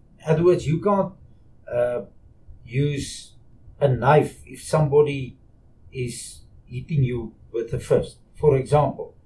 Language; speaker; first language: English; non-native, local second language; Afrikaans